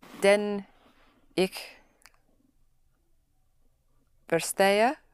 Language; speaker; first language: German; non-native, learner; English